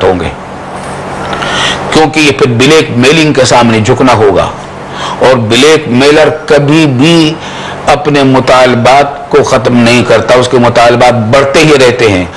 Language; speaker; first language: Urdu; native; Urdu